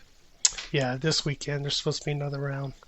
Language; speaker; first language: English; native; English